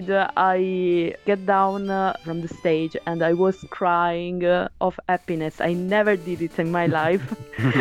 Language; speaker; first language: English; non-native, fluent; Italian